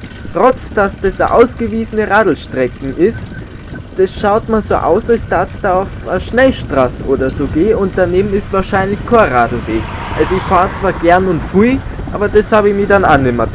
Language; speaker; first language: German; native; German